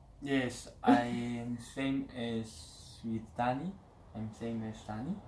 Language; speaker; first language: English; non-native, learner; Korean